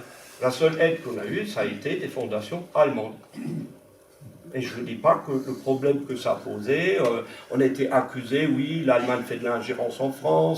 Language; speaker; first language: French; non-native, local second language; Swiss German